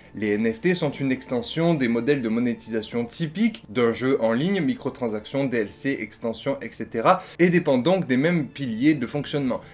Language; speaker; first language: French; native; French